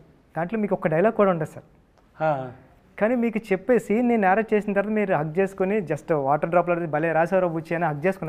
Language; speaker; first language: Telugu; native; Telugu